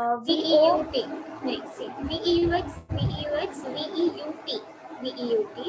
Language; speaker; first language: French; non-native, fluent; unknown